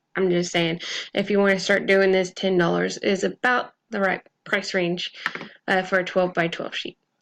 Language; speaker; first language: English; native; English